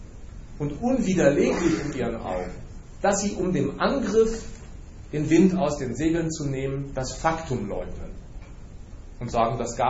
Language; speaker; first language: German; native; German